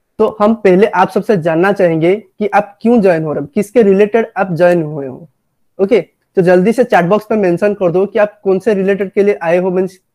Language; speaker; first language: Hindi; non-native, local second language; Odia